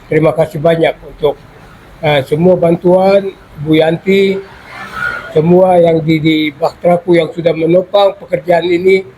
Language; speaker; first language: Indonesian; non-native, local second language; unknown